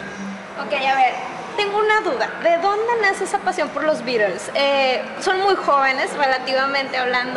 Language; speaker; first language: Spanish; native; Spanish